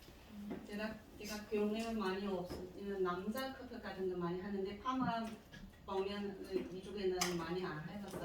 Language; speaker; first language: Korean; non-native, learner; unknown